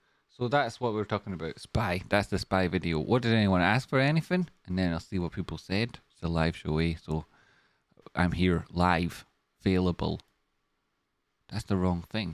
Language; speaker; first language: English; native; English